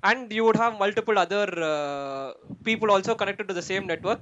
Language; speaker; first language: English; non-native, local second language; Tamil